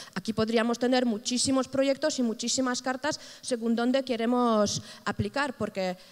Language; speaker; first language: Spanish; non-native, fluent; Polish